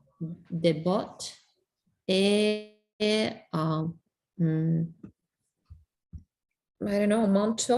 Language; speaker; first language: French; non-native, learner; English